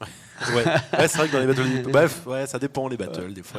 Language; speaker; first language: French; native; French